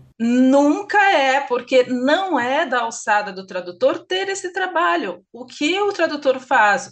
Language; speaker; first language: Portuguese; native; Portuguese